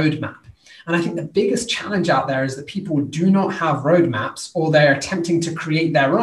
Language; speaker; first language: English; native; English